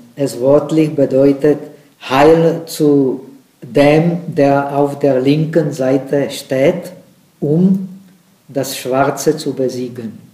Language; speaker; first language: German; non-native, fluent; Czech